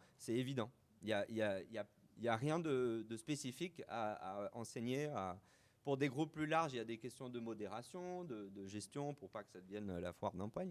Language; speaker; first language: French; native; French